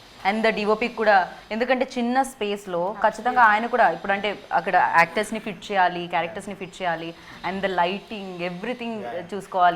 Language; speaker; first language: Telugu; native; Telugu